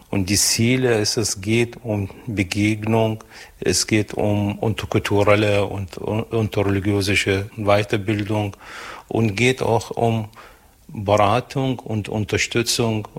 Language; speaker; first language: German; non-native, fluent; Arabic